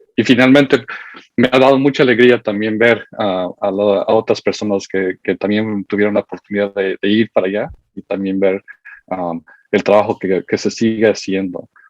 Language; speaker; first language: Spanish; early bilingual, heritage; Spanish